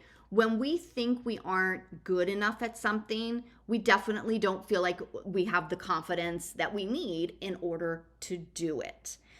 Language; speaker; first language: English; native; English